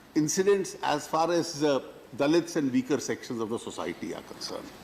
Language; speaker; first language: English; non-native, local second language; Hindi